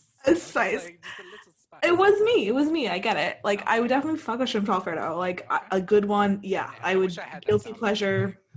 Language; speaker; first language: English; native; English